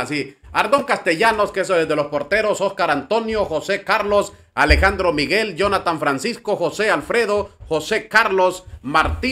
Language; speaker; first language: Spanish; native; Spanish